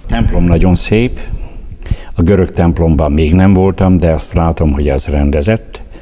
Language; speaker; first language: Hungarian; native; Hungarian